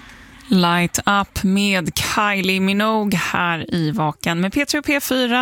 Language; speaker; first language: Swedish; native; Swedish